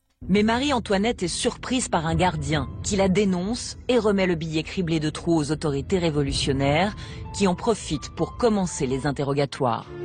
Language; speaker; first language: French; native; French